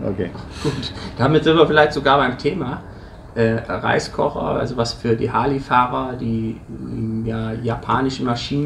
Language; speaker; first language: German; native; German